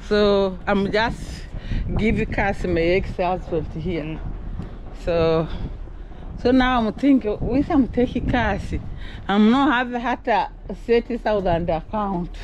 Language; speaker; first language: English; non-native, learner; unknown